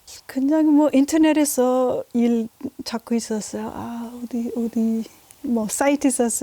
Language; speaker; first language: Korean; non-native, learner; English